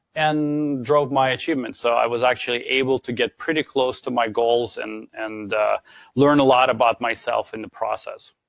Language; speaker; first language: English; non-native, fluent; Ukrainian